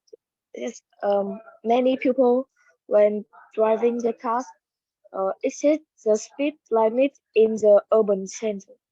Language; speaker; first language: English; non-native, learner; Vietnamese